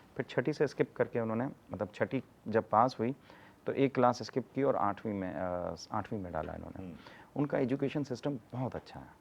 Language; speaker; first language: Urdu; native; Urdu